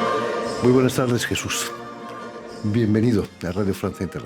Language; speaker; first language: Spanish; native; Spanish